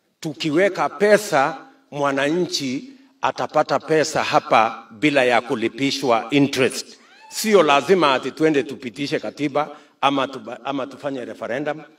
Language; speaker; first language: Swahili; non-native, local second language; Kalenjin